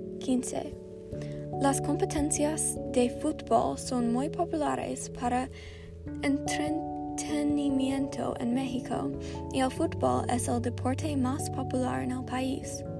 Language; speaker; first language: Spanish; non-native, learner; English